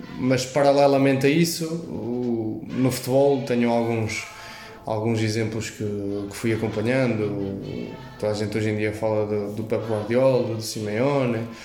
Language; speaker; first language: Portuguese; native; Portuguese